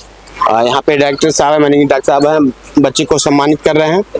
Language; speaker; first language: Hindi; native; Hindi